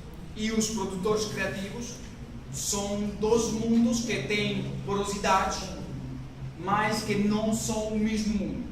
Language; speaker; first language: Portuguese; non-native, learner; French